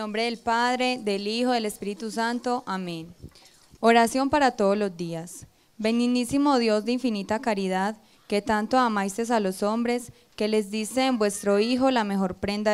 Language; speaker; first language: Spanish; native; Spanish